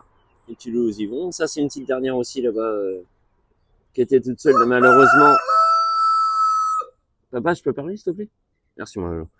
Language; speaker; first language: French; native; French